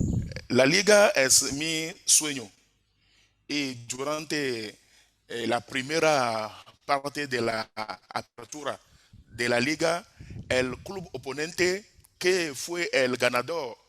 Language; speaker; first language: Spanish; non-native, fluent; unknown